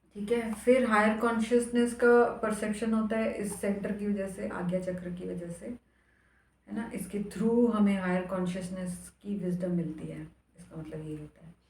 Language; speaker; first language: Hindi; native; Hindi